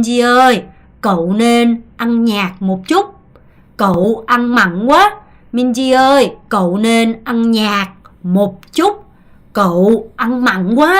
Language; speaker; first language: Vietnamese; non-native, fluent; Korean